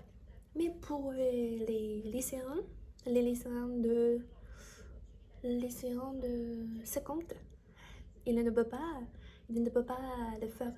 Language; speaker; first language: French; non-native, learner; Chinese